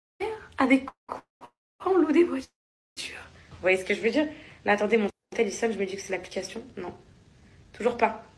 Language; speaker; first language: French; native; French